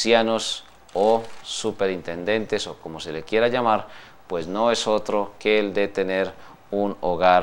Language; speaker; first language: Spanish; native; Spanish